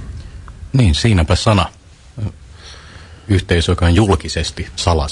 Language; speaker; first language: Finnish; native; Finnish